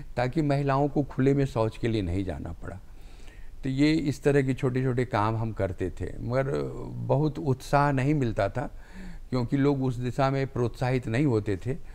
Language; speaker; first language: Hindi; native; Hindi